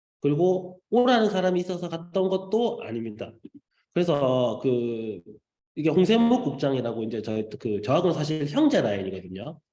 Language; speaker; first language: Korean; native; Korean